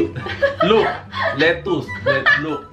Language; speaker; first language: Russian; non-native, learner; Filipino